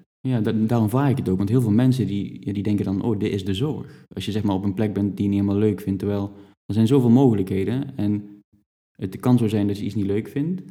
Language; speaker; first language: Dutch; native; Dutch